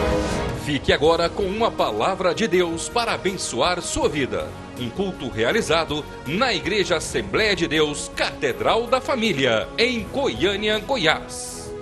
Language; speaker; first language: Portuguese; native; Portuguese